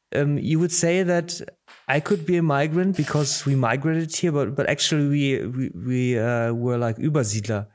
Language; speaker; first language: English; non-native, fluent; Polish